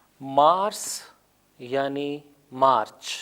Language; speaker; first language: Persian; non-native, fluent; Urdu